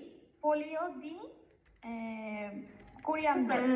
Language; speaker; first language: Italian; non-native, learner; Bangla